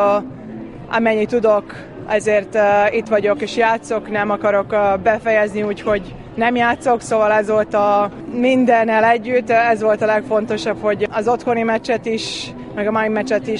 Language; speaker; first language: Hungarian; non-native, fluent; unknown